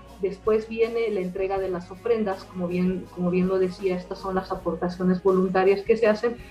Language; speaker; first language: Spanish; native; Spanish